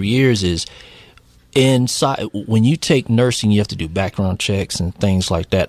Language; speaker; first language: English; native; English